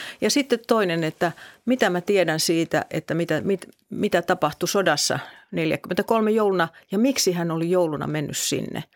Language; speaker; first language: Finnish; native; Finnish